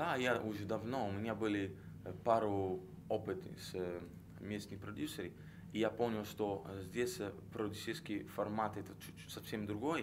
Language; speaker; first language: Russian; non-native, learner; Italian